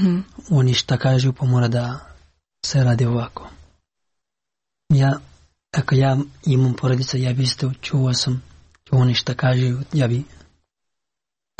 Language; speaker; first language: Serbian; non-native, learner; Pashto